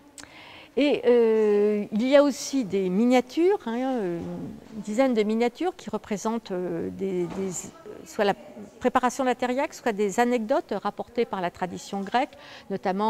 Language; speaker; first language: French; native; French